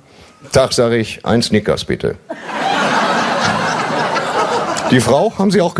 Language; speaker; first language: German; native; German